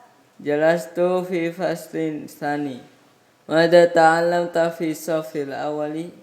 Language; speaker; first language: Arabic; non-native, learner; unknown